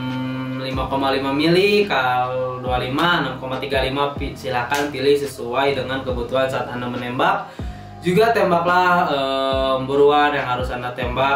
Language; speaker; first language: Indonesian; native; Indonesian